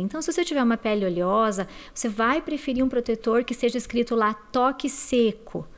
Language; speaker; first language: Portuguese; native; Portuguese